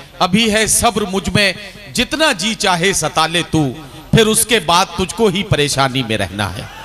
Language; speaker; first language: Hindi; native; Hindi